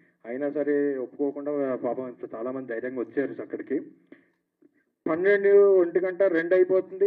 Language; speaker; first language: Telugu; native; Telugu